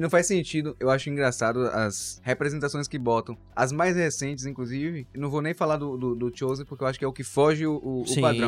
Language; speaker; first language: Portuguese; native; Portuguese